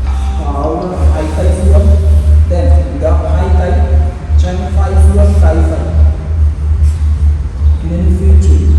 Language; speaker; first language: Vietnamese; non-native, learner; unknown